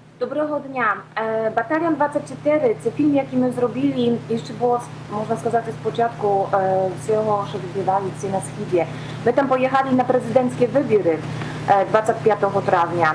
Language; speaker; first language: Ukrainian; non-native, learner; Polish